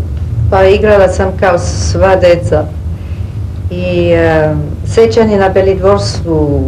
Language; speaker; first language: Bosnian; early bilingual, heritage; Bosnian